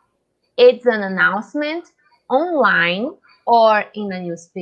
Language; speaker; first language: English; non-native, fluent; Portuguese